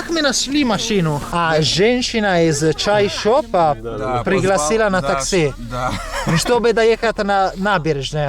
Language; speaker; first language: Russian; non-native, learner; Italian